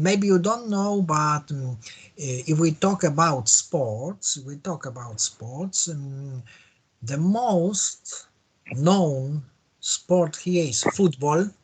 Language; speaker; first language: English; non-native, learner; Polish